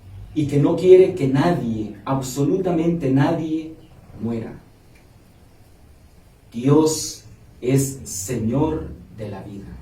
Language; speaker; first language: Spanish; native; Spanish